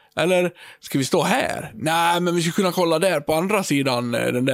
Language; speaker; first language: Swedish; native; Swedish